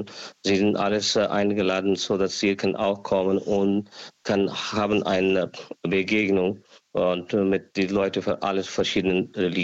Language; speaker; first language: German; non-native, learner; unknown